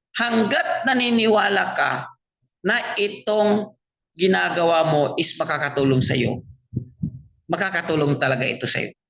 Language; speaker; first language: Filipino; non-native, local second language; Cebuano